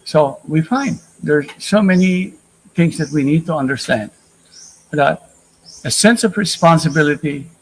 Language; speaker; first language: English; non-native, local second language; Filipino